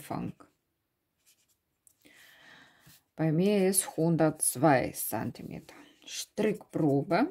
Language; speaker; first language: German; non-native, learner; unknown